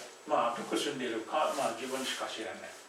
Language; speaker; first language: Japanese; non-native, fluent; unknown